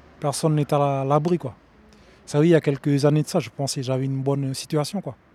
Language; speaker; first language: French; native; French